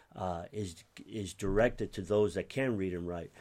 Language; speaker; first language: English; early bilingual, other home language; Spanish